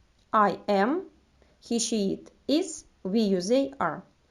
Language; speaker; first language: English; non-native, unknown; Ukrainian